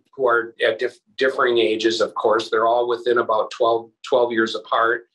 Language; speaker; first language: English; native; English